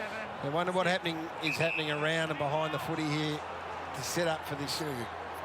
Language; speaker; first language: English; native; English